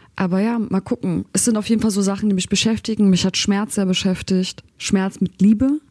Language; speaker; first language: German; early bilingual, other home language; Turkish